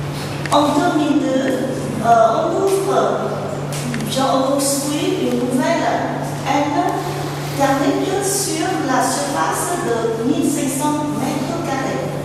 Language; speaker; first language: French; non-native, fluent; Vietnamese